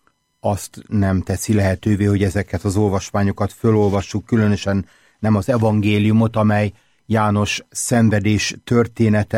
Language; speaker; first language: Hungarian; native; Hungarian